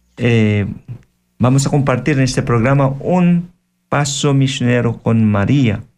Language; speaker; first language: Spanish; non-native, fluent; Filipino